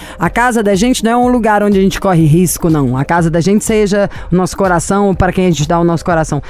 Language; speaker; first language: Portuguese; native; Portuguese